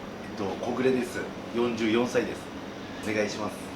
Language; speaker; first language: Japanese; native; Japanese